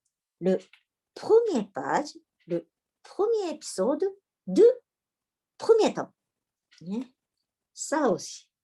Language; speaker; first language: French; non-native, learner; Japanese